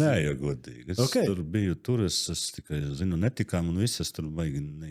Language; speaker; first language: Latvian; native; Latvian